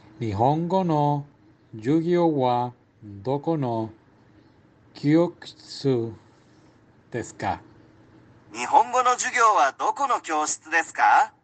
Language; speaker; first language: Japanese; non-native, learner; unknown